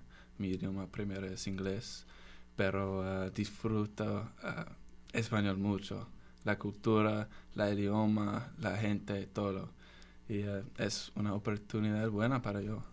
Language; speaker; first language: Spanish; non-native, learner; English